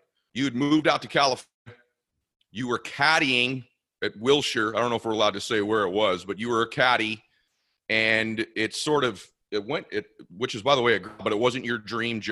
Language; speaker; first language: English; native; English